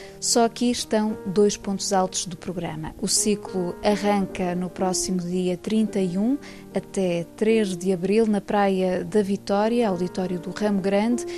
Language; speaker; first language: Portuguese; native; Portuguese